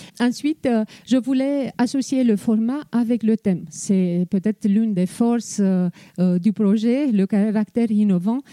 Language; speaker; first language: French; non-native, fluent; Romanian